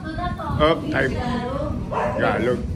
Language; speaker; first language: Filipino; native; Filipino